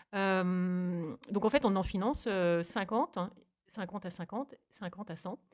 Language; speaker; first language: French; native; French